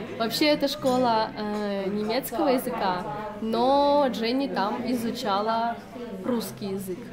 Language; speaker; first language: Russian; native; Russian